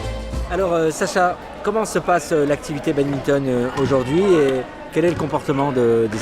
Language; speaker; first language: French; native; French